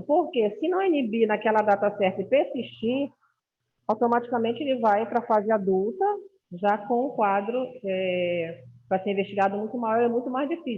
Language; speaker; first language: Portuguese; native; Portuguese